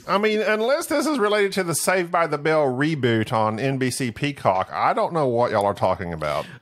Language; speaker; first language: English; early bilingual, other home language; Spanish